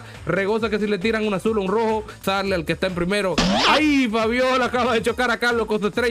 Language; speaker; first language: Spanish; native; Spanish